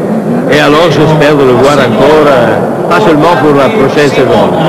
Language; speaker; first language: French; non-native, learner; Italian